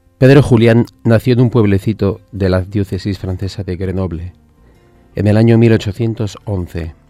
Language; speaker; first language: Spanish; native; Spanish